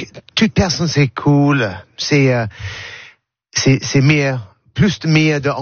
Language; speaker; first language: French; non-native, learner; English